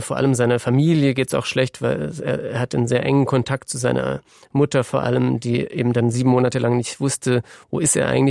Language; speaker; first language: German; native; German